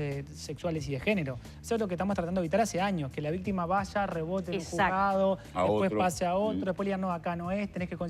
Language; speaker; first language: Spanish; native; Spanish